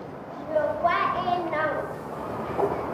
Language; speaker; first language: French; non-native, learner; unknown